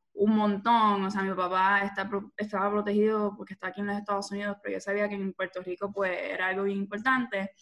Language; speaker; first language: Spanish; native; Spanish